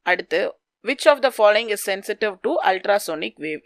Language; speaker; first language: English; non-native, local second language; Tamil